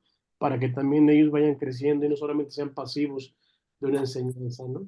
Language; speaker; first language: Spanish; native; Spanish